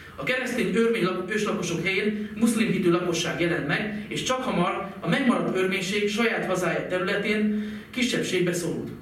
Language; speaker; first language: Hungarian; native; Hungarian